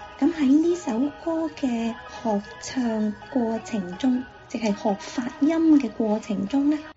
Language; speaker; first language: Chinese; non-native, local second language; Cantonese